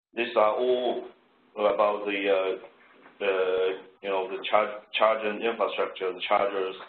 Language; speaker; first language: English; non-native, fluent; Chinese